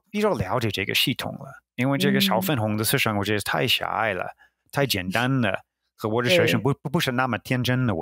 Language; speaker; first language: Chinese; non-native, fluent; English